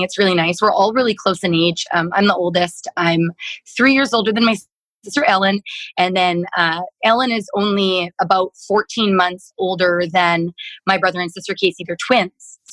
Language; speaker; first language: English; native; English